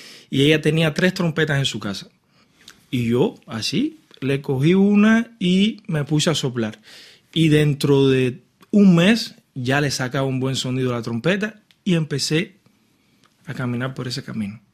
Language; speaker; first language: Spanish; native; Spanish